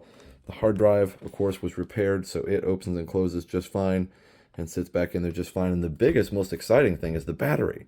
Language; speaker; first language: English; native; English